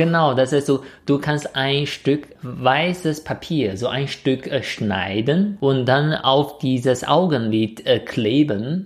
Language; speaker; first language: German; non-native, fluent; Chinese